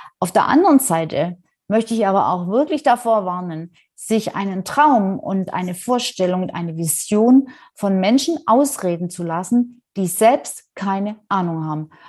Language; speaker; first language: German; native; German